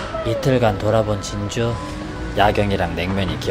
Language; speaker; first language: Korean; native; Korean